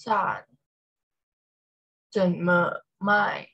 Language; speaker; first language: Chinese; non-native, learner; Thai